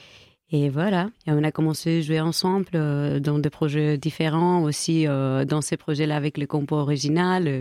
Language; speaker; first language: French; non-native, fluent; Greek